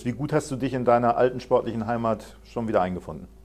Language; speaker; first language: German; native; German